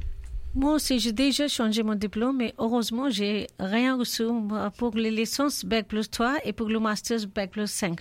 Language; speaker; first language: French; non-native, learner; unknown